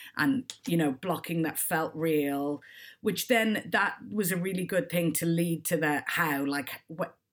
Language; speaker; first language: English; native; English